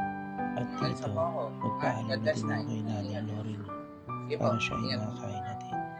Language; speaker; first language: Filipino; native; Filipino